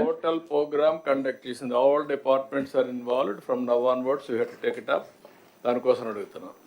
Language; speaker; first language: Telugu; native; Telugu